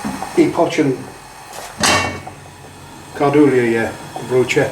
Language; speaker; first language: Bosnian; non-native, learner; English